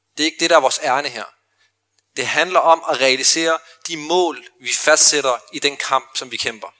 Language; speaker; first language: Danish; early bilingual, other home language; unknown